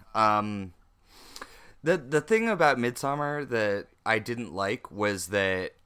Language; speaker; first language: English; native; English